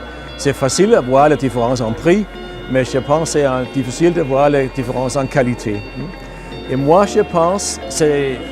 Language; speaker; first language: French; non-native, learner; Danish